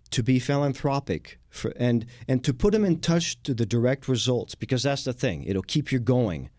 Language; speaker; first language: English; non-native, fluent; French